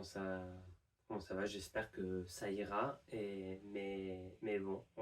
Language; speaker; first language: French; non-native, fluent; English